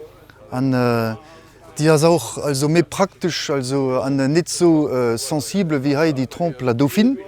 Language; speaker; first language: German; non-native, local second language; Luxembourgish